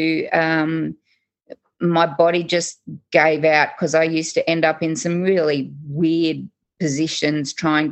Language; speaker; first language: English; native; English